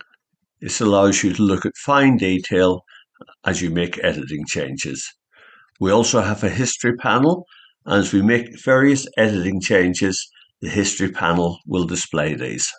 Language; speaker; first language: English; native; English